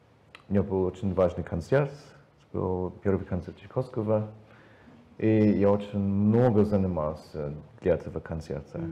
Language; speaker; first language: Russian; non-native, learner; English